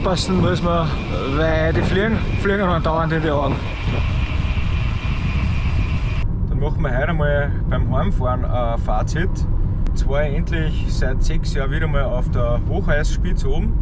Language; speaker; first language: German; native; German